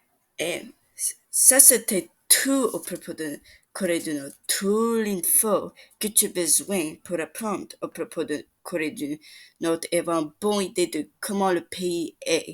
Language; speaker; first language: French; non-native, learner; English